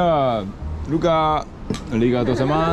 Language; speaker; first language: Japanese; non-native, learner; Thai